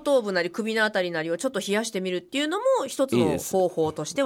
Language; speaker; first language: Japanese; native; Japanese